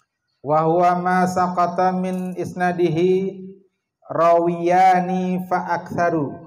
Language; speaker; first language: Arabic; non-native, fluent; Indonesian